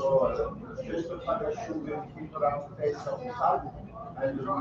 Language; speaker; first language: English; non-native, learner; French